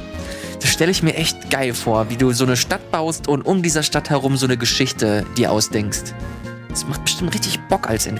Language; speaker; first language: German; native; German